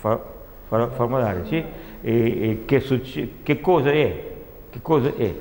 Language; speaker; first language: Italian; non-native, learner; Russian